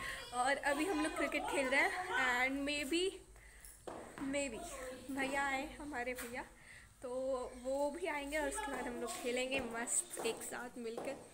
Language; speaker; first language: Hindi; native; Hindi